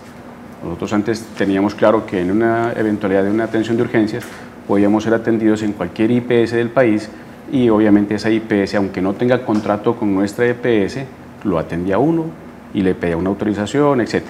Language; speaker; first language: Spanish; native; Spanish